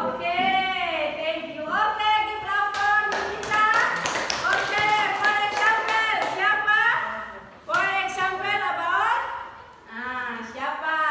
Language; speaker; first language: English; non-native, learner; Indonesian